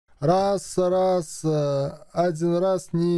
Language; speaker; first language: Russian; native; Russian